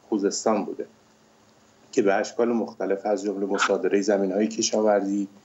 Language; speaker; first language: Persian; native; Persian